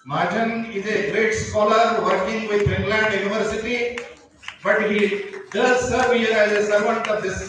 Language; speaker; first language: English; non-native, local second language; Kannada